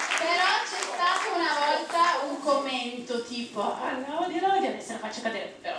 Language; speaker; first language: Italian; non-native, fluent; English